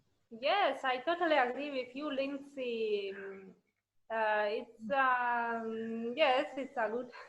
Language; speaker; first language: English; non-native, learner; Russian